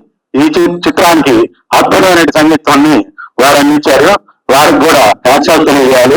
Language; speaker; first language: Telugu; native; Telugu